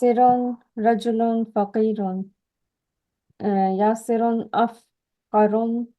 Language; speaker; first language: Arabic; non-native, learner; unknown